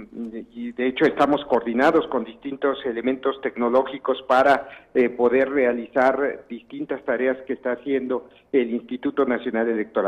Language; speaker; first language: Spanish; native; Spanish